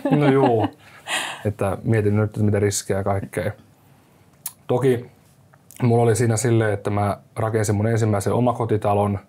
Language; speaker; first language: Finnish; native; Finnish